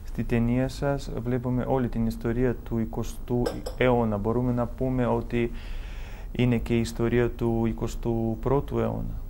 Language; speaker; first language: Greek; non-native, fluent; Russian